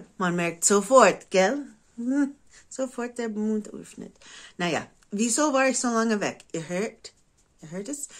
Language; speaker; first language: German; non-native, fluent; English